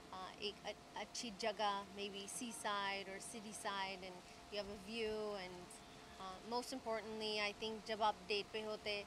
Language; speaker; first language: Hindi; early bilingual, heritage; English